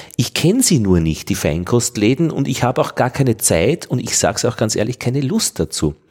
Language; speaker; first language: German; native; German